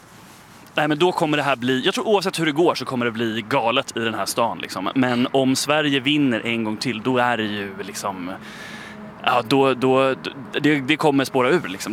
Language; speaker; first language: Swedish; native; Swedish